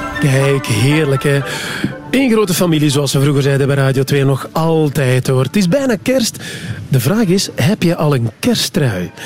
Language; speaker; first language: Dutch; native; Dutch